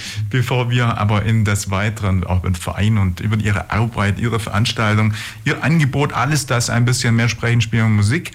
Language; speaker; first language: German; native; German